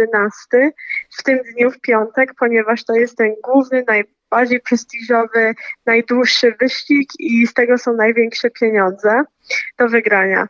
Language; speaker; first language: Polish; early bilingual, heritage; Polish